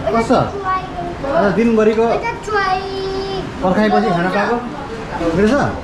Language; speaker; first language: Nepali; native; Nepali